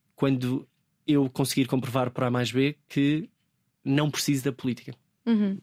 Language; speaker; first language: Portuguese; native; Portuguese